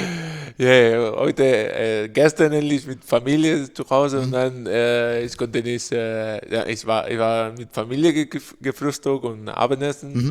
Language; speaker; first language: German; non-native, learner; Spanish